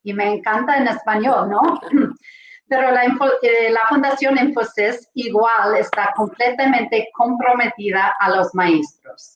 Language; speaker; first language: Spanish; non-native, fluent; English